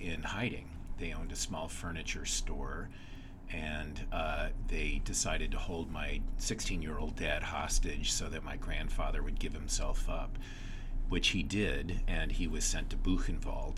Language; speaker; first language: English; native; English